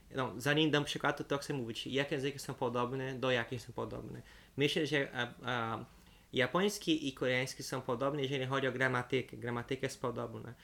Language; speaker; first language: Polish; non-native, fluent; Portuguese